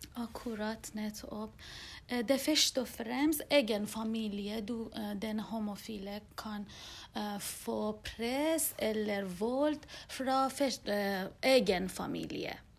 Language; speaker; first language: Norwegian; non-native, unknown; Persian